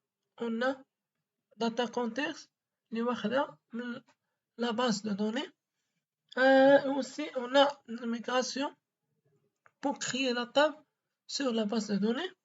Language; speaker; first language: French; non-native, local second language; Arabic